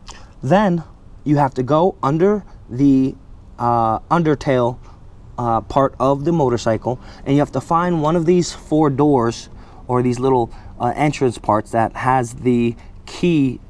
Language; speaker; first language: English; native; English